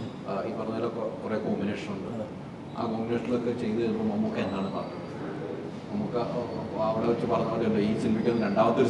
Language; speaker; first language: Malayalam; native; Malayalam